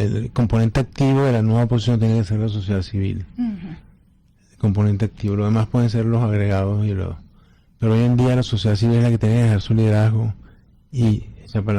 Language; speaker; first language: Spanish; native; Spanish